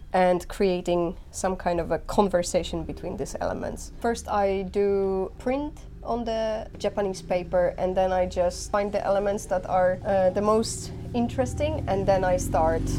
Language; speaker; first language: English; non-native, fluent; Polish